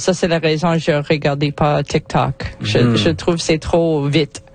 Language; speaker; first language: French; non-native, learner; English